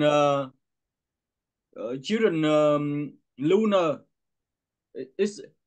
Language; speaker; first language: English; non-native, learner; Vietnamese